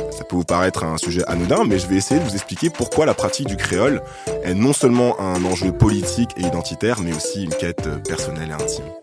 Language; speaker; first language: French; native; French